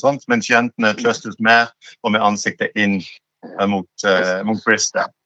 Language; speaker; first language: Norwegian; non-native, fluent; English